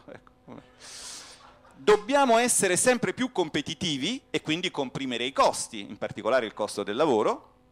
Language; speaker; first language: Italian; native; Italian